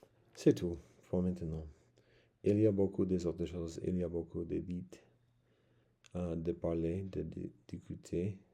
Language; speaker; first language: French; non-native, learner; English